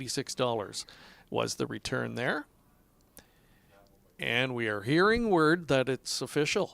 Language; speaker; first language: English; native; English